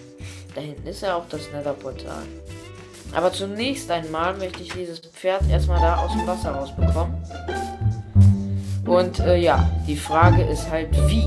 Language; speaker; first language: German; native; German